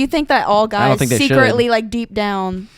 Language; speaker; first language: English; native; English